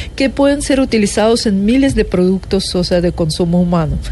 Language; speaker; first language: Spanish; non-native, fluent; Russian